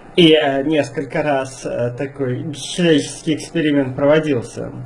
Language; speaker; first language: Russian; native; Russian